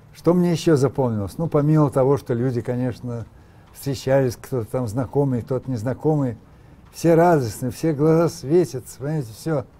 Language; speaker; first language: Russian; native; Russian